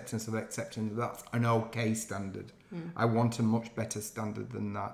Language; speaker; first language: English; native; English